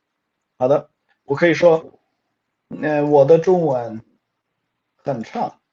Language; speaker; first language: Chinese; non-native, fluent; Swedish